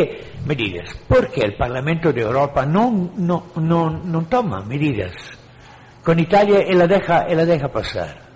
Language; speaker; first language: Spanish; non-native, fluent; Italian